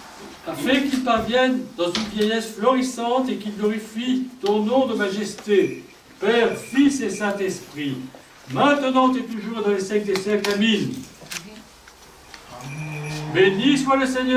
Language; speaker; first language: French; native; French